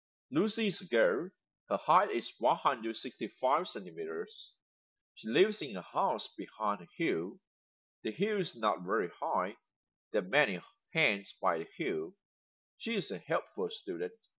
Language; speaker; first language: English; non-native, fluent; Chinese